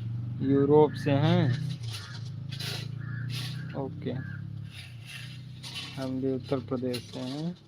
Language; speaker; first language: Hindi; native; Hindi